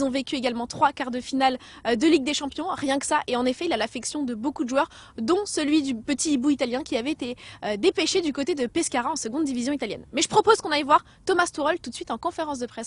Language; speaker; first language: French; native; French